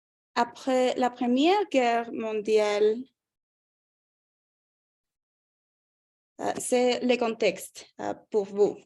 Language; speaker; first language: French; non-native, fluent; Spanish